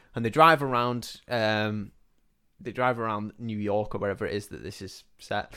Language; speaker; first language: English; native; English